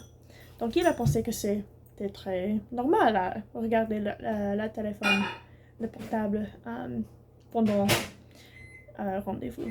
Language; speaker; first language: French; non-native, learner; English